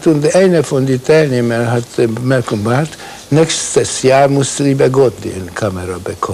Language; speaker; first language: German; non-native, fluent; Hungarian